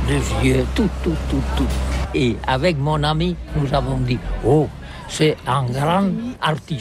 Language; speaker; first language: French; non-native, learner; Catalan